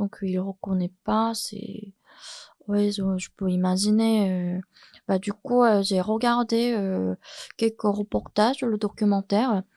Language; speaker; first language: French; non-native, fluent; Chinese